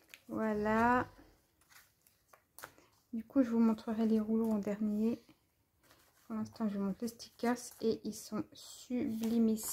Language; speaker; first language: French; native; French